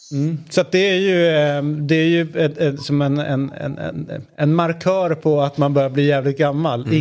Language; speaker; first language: Swedish; native; Swedish